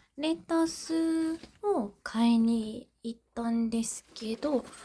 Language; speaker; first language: Japanese; non-native, learner; English